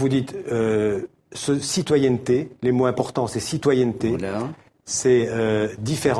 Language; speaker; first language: French; native; French